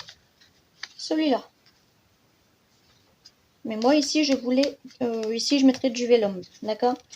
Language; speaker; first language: French; native; French